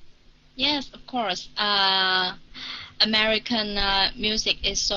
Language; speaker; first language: English; non-native, learner; Vietnamese